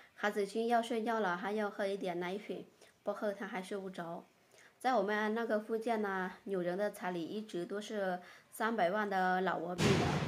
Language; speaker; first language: Chinese; non-native, fluent; Lao